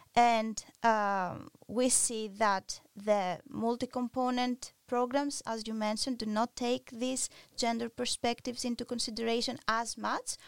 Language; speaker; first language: English; non-native, fluent; Greek